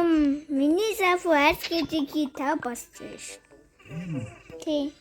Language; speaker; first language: Mongolian; early bilingual, heritage; Mongolian